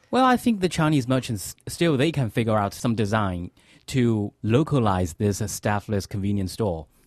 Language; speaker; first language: English; non-native, fluent; Chinese